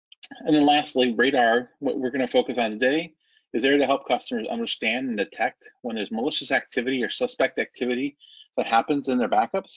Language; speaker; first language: English; native; English